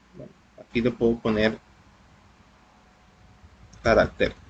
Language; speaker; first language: Spanish; native; Spanish